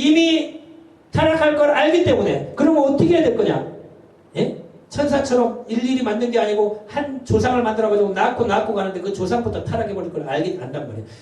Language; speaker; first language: Korean; native; Korean